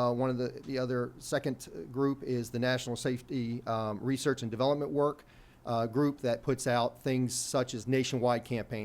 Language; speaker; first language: English; native; English